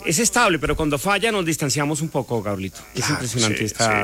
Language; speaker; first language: Spanish; native; Spanish